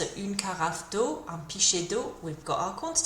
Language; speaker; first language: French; non-native, fluent; English